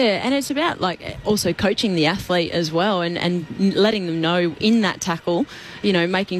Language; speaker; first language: English; native; English